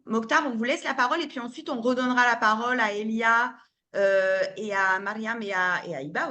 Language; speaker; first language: French; native; French